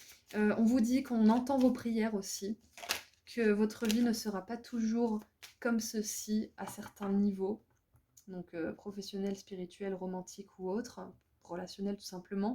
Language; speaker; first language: French; native; French